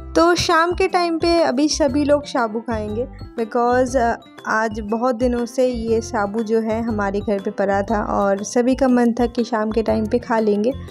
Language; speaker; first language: Hindi; non-native, local second language; Bangla